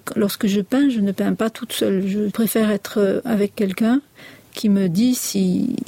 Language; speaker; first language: French; native; French